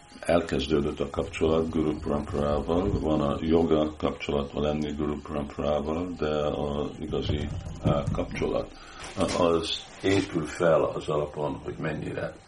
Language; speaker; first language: Hungarian; early bilingual, heritage; Hungarian